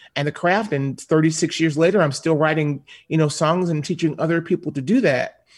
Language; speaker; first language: English; native; English